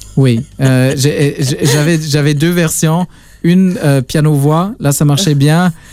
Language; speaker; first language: French; non-native, local second language; Luxembourgish